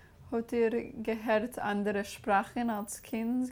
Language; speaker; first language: German; non-native, fluent; English